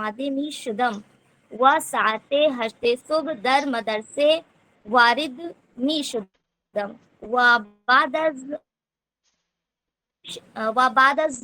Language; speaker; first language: Persian; non-native, learner; Urdu